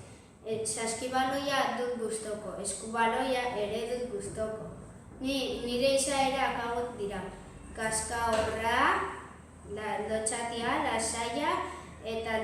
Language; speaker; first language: Basque; early bilingual, other home language; Armenian